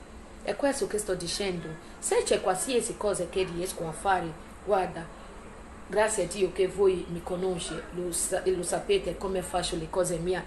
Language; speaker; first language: Italian; non-native, learner; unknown